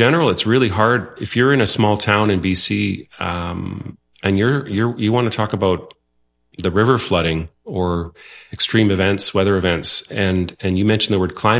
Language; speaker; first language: English; non-native, fluent; Dutch